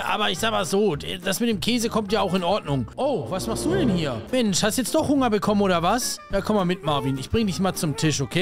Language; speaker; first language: German; native; German